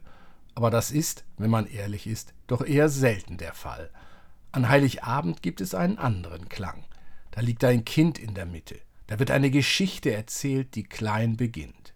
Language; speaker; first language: German; native; German